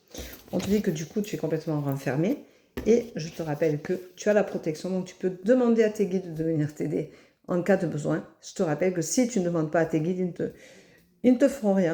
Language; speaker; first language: French; native; French